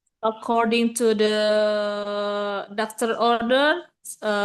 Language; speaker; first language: English; non-native, learner; Indonesian